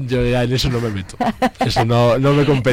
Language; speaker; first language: Spanish; native; Spanish